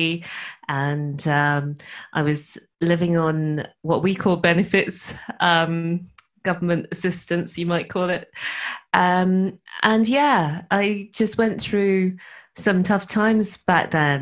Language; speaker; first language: English; native; English